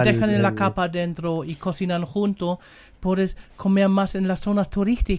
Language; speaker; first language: Spanish; non-native, learner; German